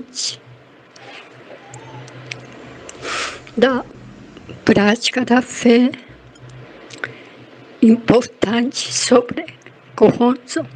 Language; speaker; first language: Portuguese; non-native, learner; Japanese